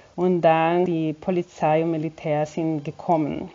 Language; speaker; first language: German; non-native, fluent; Spanish